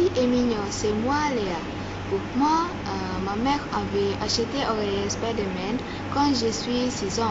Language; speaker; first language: French; non-native, learner; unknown